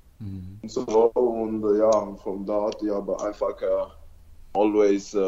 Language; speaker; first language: German; non-native, learner; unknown